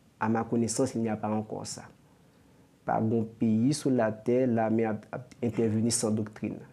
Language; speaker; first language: French; non-native, local second language; Haitian Creole